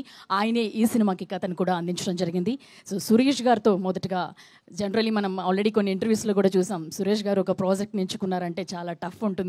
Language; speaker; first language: Telugu; native; Telugu